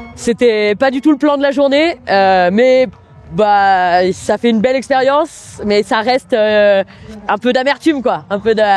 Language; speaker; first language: French; native; French